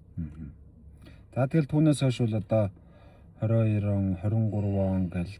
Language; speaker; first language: Mongolian; native; Mongolian